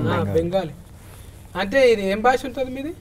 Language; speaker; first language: Telugu; native; Telugu